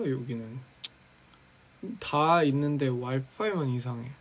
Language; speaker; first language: Korean; early bilingual, heritage; Korean